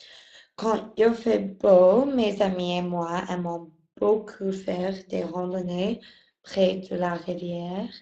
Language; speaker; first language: French; non-native, learner; English